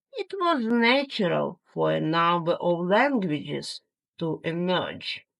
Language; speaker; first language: English; non-native, fluent; Ukrainian